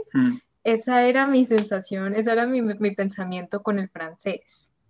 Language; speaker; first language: Spanish; native; Spanish